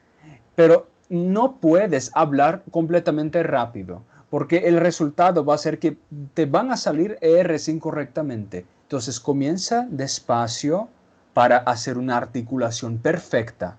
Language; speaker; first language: Spanish; non-native, fluent; Portuguese